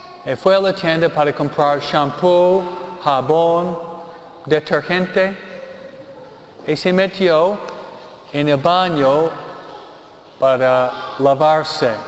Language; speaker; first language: Spanish; non-native, fluent; English